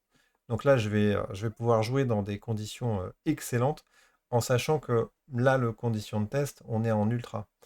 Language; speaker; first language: French; native; French